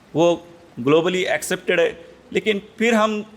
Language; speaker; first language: Hindi; non-native, local second language; Marathi